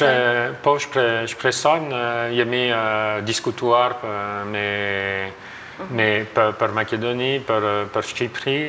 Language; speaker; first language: Albanian; non-native, learner; French